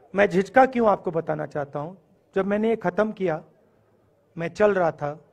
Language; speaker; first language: Hindi; native; Hindi